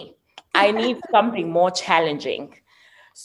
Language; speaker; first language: English; non-native, local second language; Xhosa